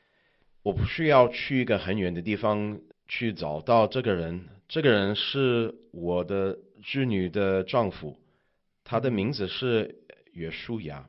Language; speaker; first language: Chinese; non-native, learner; English